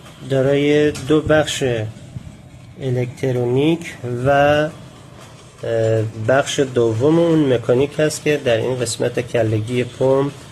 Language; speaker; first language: Persian; native; Persian